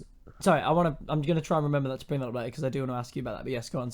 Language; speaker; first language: English; native; English